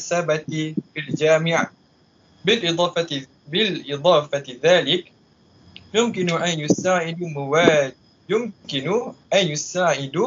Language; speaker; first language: Arabic; non-native, learner; Malay